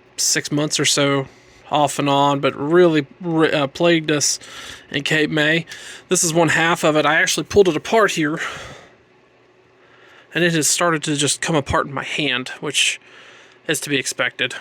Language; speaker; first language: English; native; English